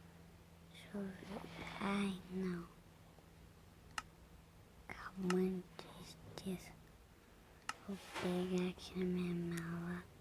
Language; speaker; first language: Portuguese; native; Portuguese